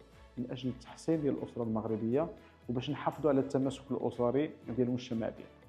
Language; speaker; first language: Arabic; native; Arabic